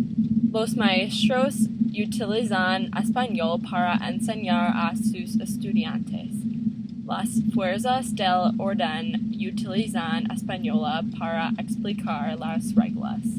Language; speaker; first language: Spanish; non-native, learner; English